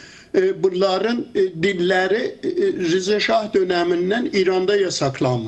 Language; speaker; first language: Turkish; non-native, fluent; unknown